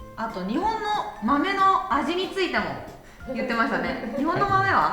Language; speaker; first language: Japanese; native; Japanese